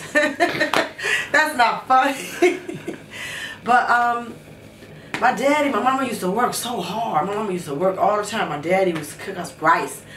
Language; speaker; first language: English; native; English